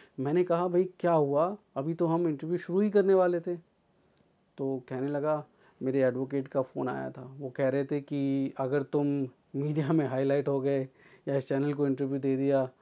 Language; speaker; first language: Hindi; native; Hindi